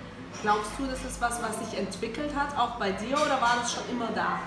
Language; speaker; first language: German; native; German